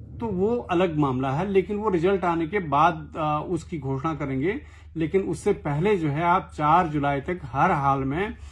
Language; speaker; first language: Hindi; native; Hindi